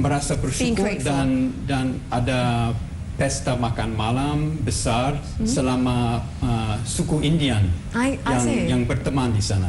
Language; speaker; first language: Indonesian; non-native, fluent; English